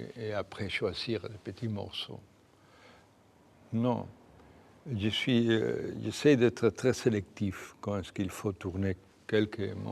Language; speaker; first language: French; non-native, fluent; Spanish